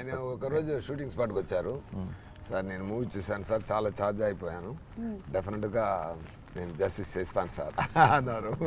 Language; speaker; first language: Telugu; non-native, learner; Tamil